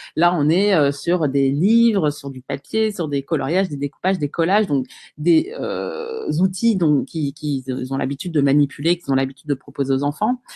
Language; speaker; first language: French; native; French